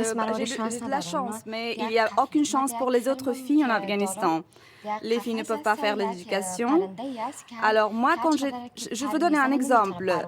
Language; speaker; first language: French; non-native, learner; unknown